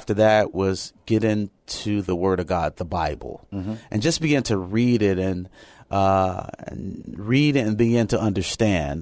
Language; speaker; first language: English; native; English